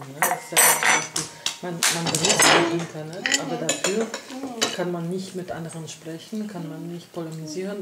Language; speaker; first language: German; non-native, fluent; Polish